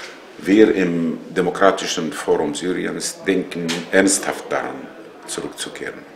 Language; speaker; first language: German; non-native, fluent; Arabic